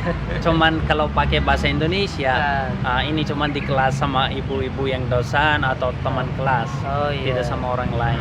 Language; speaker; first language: Indonesian; non-native, learner; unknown